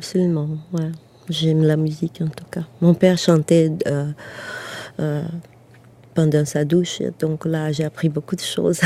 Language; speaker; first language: French; non-native, fluent; Portuguese